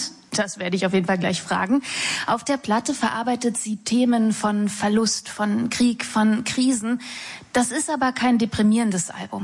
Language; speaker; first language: German; native; German